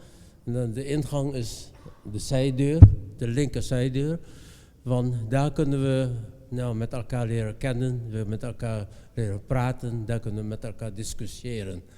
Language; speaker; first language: Dutch; non-native, fluent; Indonesian